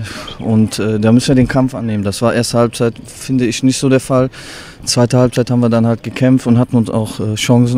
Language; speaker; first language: German; native; German